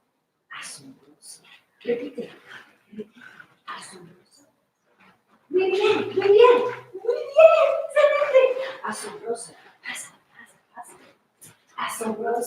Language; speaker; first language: Spanish; non-native, fluent; English